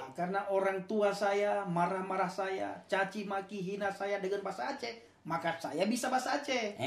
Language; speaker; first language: Indonesian; non-native, local second language; Achinese